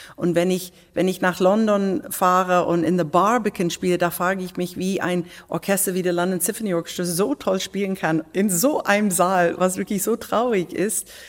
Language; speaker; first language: German; non-native, fluent; English